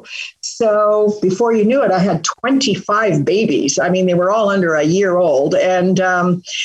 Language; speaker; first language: English; native; English